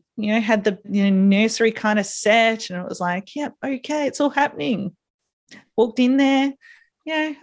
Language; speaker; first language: English; native; English